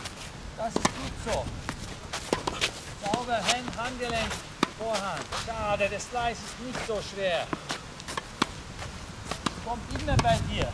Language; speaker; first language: German; non-native, learner; Hungarian